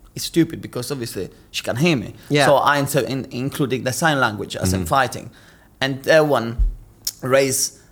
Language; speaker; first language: English; non-native, fluent; Italian